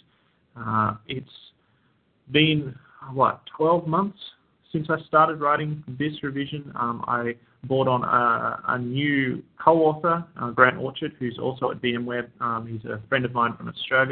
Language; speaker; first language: English; native; English